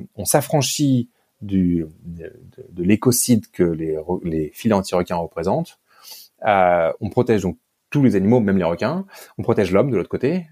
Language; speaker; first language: French; native; French